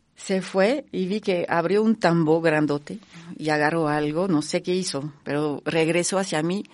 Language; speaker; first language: Spanish; non-native, fluent; French